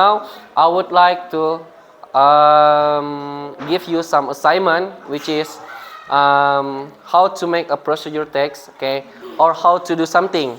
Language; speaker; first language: English; non-native, fluent; Indonesian